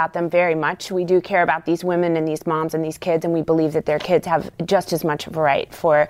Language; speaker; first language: English; native; English